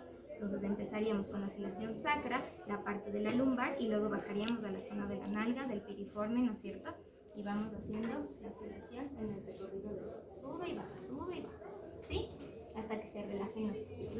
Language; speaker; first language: Spanish; native; Spanish